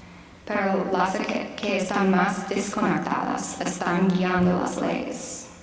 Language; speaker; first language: Spanish; non-native, fluent; English